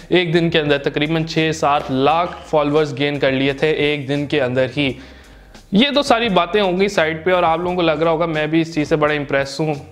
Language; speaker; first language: Urdu; native; Urdu